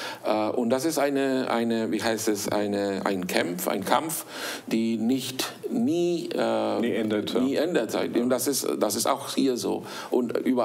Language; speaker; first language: German; early bilingual, heritage; German